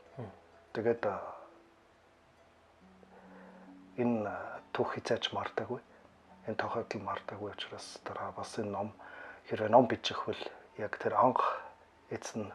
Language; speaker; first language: Mongolian; non-native, fluent; German